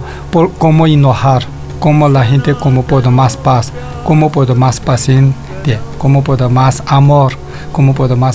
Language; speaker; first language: Spanish; non-native, learner; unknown